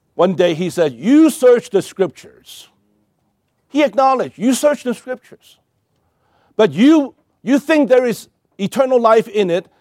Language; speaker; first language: English; non-native, local second language; Cantonese